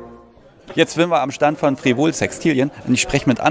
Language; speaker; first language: German; native; German